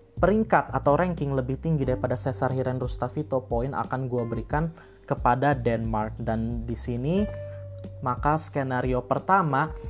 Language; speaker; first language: Indonesian; native; Indonesian